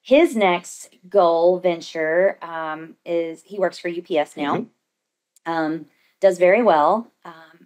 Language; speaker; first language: English; native; English